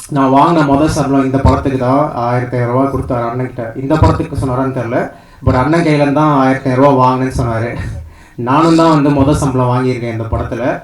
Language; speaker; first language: Tamil; native; Tamil